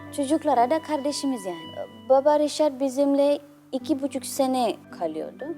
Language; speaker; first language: Turkish; non-native, fluent; Indonesian